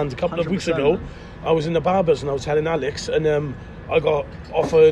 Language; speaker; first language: English; native; English